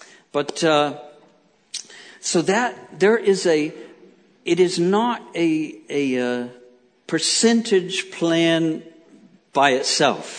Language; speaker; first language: English; native; English